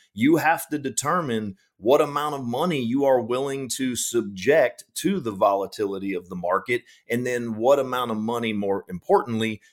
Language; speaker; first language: English; native; English